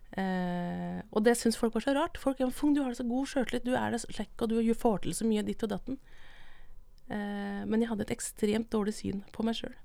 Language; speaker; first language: Norwegian; non-native, local second language; Vietnamese